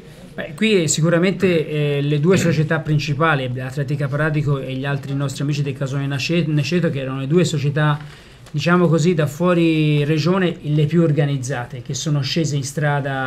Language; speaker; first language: Italian; native; Italian